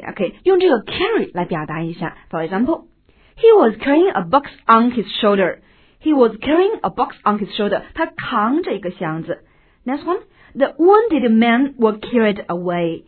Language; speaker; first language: English; non-native, fluent; Chinese